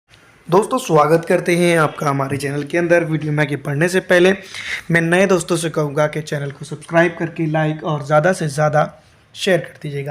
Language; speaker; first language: Hindi; native; Hindi